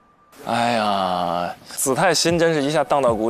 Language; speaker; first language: Chinese; native; Chinese